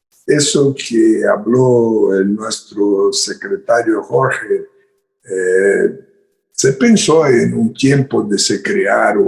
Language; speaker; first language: Spanish; non-native, fluent; Portuguese